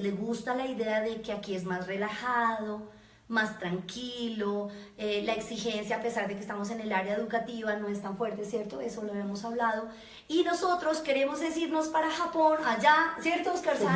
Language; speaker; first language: Spanish; native; Spanish